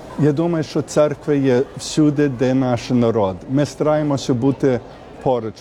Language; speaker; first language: Ukrainian; early bilingual, heritage; Ukrainian